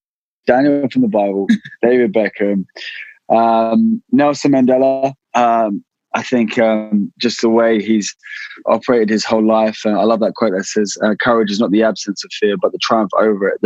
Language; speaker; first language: English; native; English